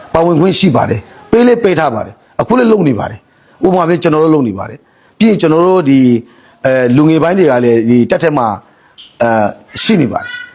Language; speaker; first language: Burmese; non-native, local second language; Rohingya